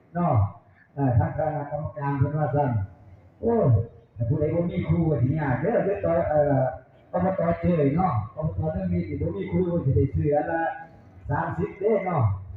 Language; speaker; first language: Thai; native; Thai